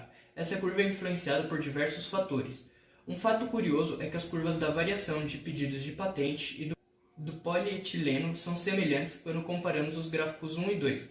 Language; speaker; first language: Portuguese; native; Portuguese